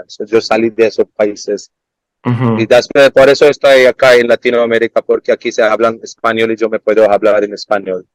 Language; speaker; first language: Spanish; non-native, learner; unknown